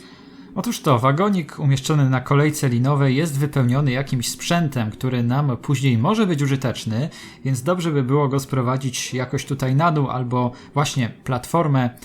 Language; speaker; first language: Polish; native; Polish